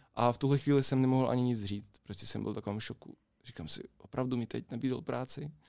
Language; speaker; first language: Czech; non-native, fluent; Ukrainian